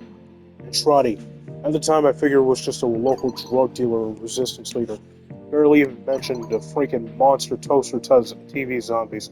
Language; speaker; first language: English; native; English